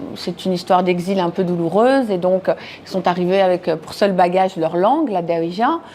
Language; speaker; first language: French; native; French